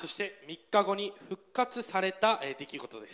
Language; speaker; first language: Japanese; non-native, fluent; Korean